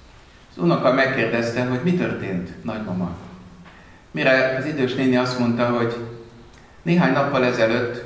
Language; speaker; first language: Hungarian; native; Hungarian